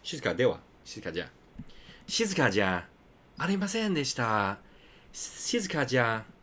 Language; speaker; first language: Japanese; non-native, learner; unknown